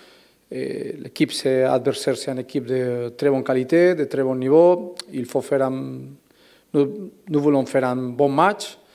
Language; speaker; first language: French; non-native, learner; Spanish